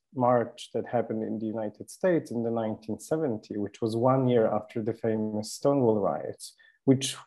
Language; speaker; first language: English; non-native, fluent; Polish